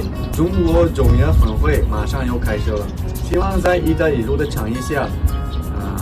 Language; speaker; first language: Chinese; non-native, fluent; Tajik